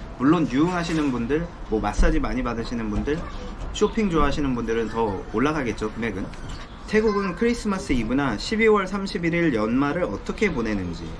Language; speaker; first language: Korean; native; Korean